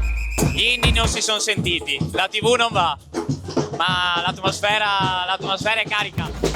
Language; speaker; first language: Italian; native; Italian